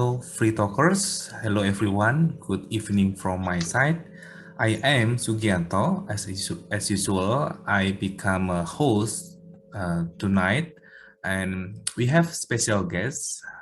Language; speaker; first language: English; non-native, learner; Indonesian